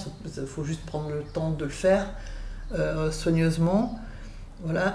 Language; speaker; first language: French; native; French